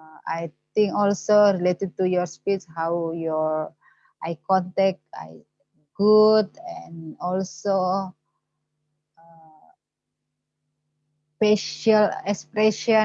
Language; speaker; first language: English; non-native, learner; Indonesian